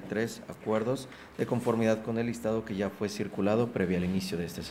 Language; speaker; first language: Spanish; native; Spanish